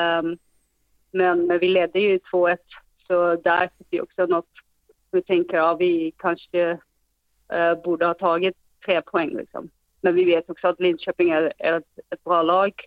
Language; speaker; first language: Swedish; non-native, fluent; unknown